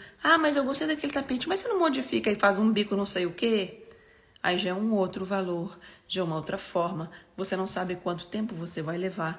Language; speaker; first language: Portuguese; native; Portuguese